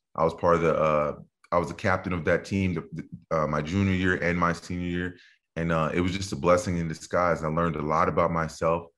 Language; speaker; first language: English; native; English